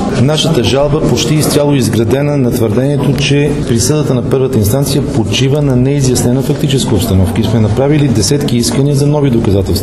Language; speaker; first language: Bulgarian; native; Bulgarian